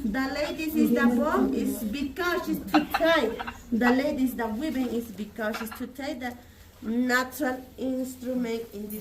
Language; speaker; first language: English; non-native, learner; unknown